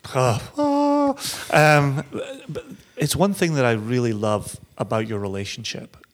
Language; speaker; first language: English; native; English